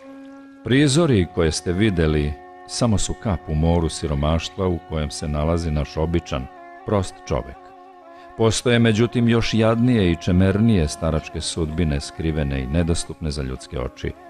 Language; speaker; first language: Serbian; native; Serbian